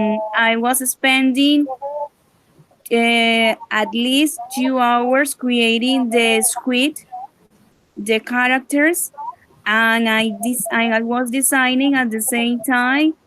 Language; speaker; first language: English; non-native, learner; Spanish